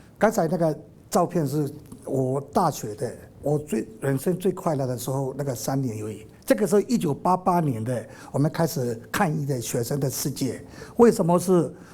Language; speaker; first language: Chinese; non-native, fluent; Burmese